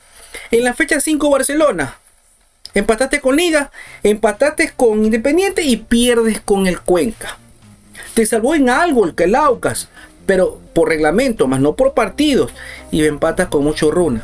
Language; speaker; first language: Spanish; native; Spanish